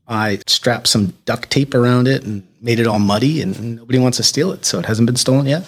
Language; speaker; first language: English; native; English